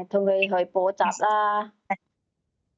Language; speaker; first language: Cantonese; native; Cantonese